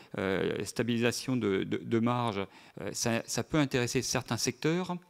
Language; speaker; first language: French; native; French